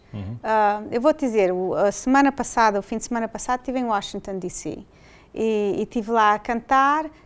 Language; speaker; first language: Portuguese; early bilingual, heritage; English